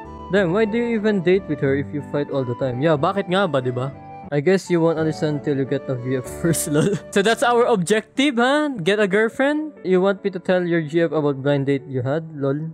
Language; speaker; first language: English; non-native, local second language; Filipino